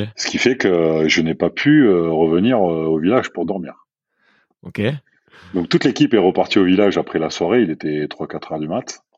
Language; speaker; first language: French; native; French